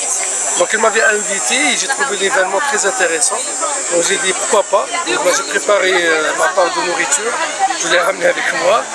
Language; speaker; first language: French; non-native, local second language; Arabic